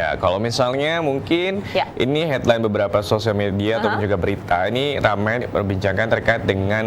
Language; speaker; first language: Indonesian; native; Indonesian